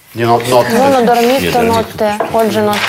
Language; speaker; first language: Italian; non-native, learner; Russian